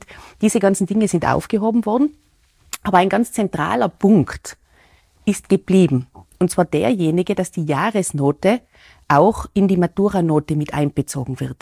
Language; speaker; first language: German; native; German